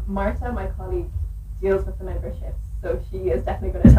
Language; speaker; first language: English; native; English